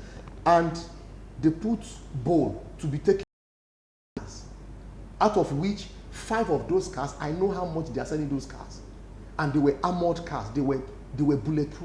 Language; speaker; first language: English; non-native, local second language; Yoruba